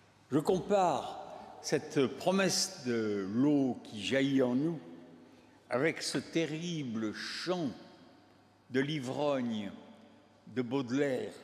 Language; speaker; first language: French; native; French